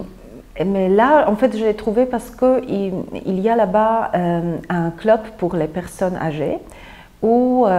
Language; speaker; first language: French; non-native, fluent; Polish